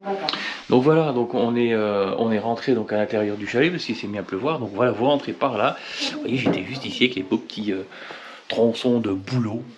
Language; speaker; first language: French; native; French